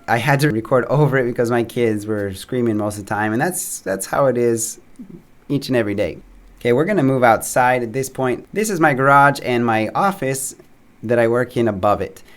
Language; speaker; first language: English; native; English